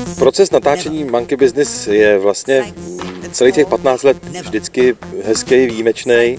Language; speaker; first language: Czech; native; Czech